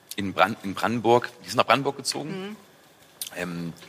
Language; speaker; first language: German; native; German